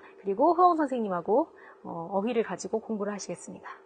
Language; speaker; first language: Korean; native; Korean